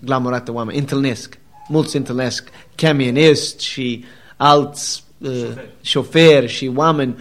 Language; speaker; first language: Romanian; non-native, learner; English